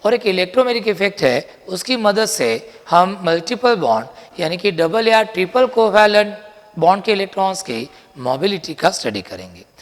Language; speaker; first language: Hindi; non-native, local second language; Marathi